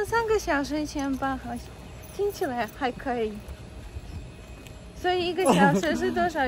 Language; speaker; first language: Chinese; non-native, learner; Russian